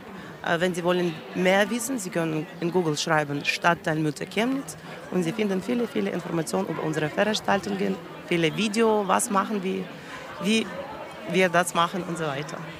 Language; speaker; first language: German; non-native, learner; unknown